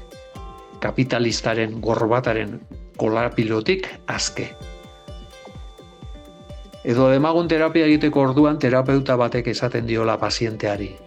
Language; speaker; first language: Basque; native; Basque